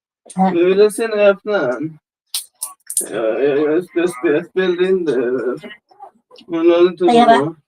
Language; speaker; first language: Swedish; early bilingual, other home language; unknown